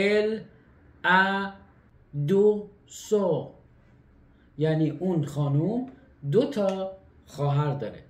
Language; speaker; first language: French; non-native, learner; Persian